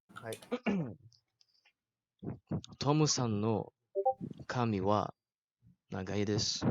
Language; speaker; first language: Japanese; non-native, learner; Malay